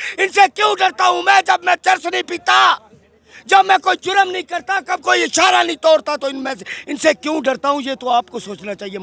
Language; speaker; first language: Urdu; non-native, local second language; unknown